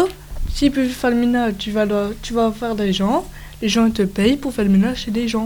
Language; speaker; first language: French; native; French